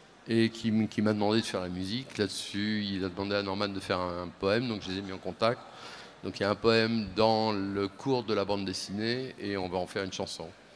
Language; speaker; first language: French; native; French